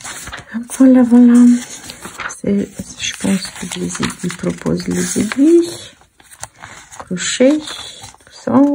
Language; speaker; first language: French; non-native, fluent; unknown